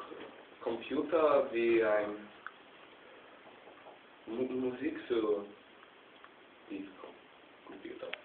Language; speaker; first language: German; non-native, learner; Russian